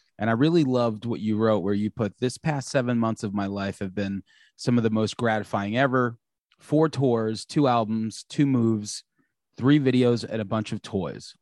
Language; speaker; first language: English; native; English